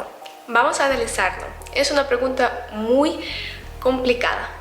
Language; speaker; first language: Spanish; non-native, fluent; Russian